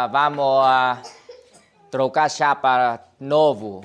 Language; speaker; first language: Portuguese; non-native, learner; Vietnamese